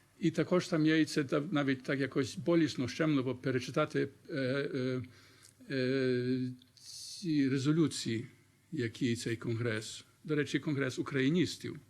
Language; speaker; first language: Ukrainian; early bilingual, heritage; Ukrainian